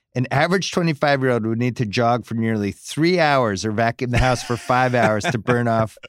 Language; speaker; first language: English; native; English